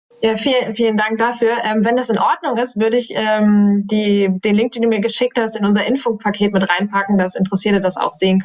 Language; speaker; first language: German; native; German